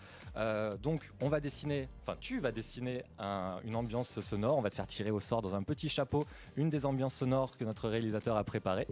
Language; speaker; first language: French; native; French